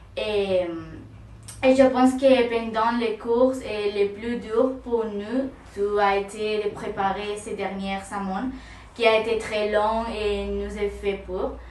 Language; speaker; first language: French; non-native, learner; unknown